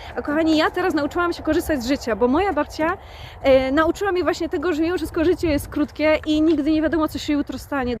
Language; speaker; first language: Polish; native; Polish